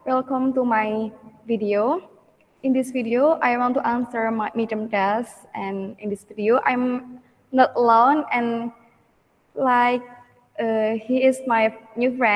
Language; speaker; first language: English; non-native, learner; Indonesian